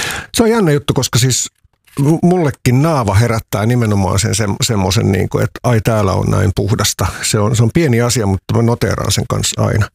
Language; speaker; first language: Finnish; native; Finnish